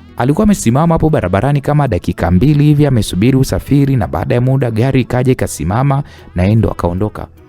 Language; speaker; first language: Swahili; native; Swahili